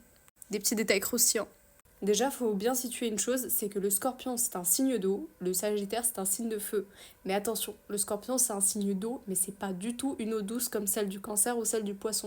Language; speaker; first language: French; native; French